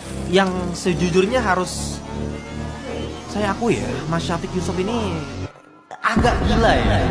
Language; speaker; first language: Indonesian; native; Indonesian